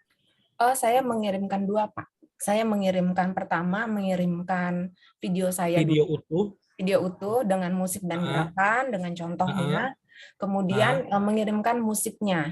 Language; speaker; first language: Indonesian; native; Indonesian